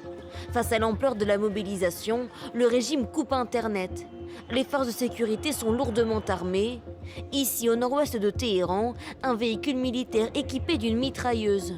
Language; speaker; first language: French; native; French